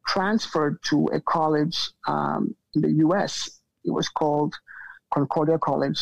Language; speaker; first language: English; non-native, local second language; Akan